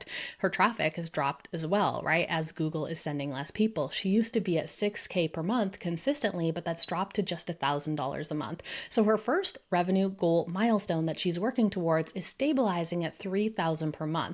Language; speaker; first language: English; native; English